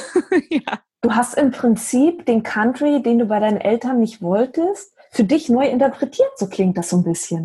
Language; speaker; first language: German; native; German